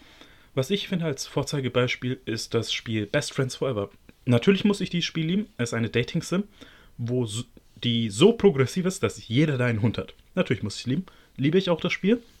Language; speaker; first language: German; native; German